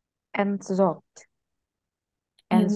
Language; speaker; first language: German; non-native, fluent; Indonesian